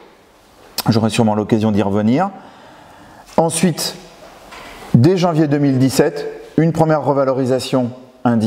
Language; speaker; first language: French; native; French